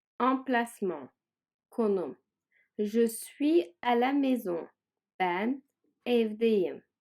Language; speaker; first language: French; non-native, fluent; Turkish